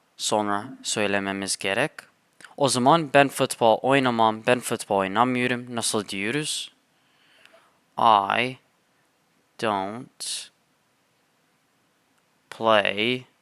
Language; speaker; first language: Turkish; non-native, fluent; English